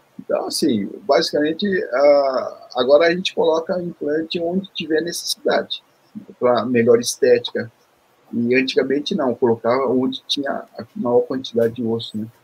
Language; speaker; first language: Portuguese; early bilingual, other home language; Korean